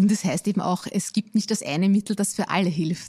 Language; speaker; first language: German; native; German